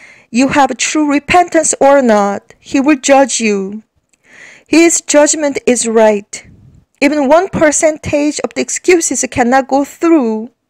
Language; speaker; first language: English; non-native, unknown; Korean